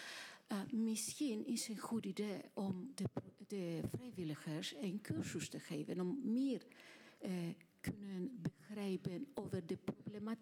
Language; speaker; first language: Dutch; non-native, fluent; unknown